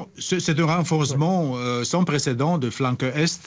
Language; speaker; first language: French; non-native, fluent; Romanian